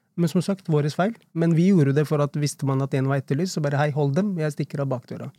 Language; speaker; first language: Norwegian; early bilingual, other home language; Urdu